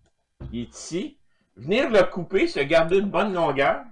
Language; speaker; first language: French; native; French